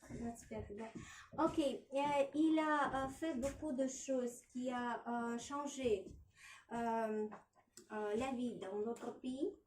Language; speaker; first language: French; non-native, learner; Russian